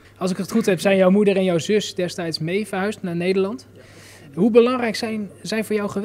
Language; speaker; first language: Dutch; native; Dutch